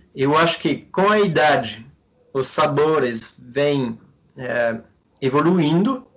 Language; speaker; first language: Portuguese; non-native, fluent; French